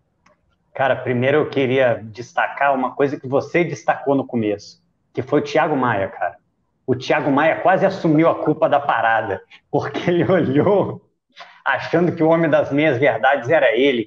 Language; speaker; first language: Portuguese; native; Portuguese